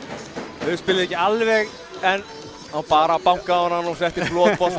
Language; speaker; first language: Icelandic; native; Icelandic